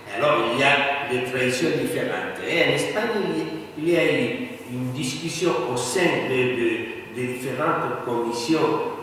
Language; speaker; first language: French; non-native, fluent; Spanish